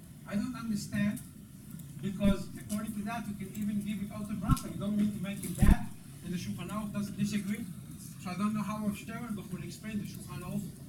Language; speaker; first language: English; non-native, fluent; Hebrew